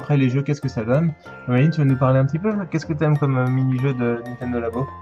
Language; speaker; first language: French; native; French